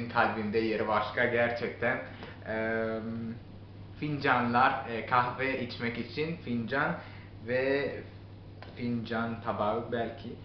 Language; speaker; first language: Turkish; non-native, learner; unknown